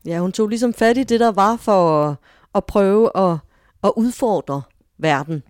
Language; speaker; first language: Danish; native; Danish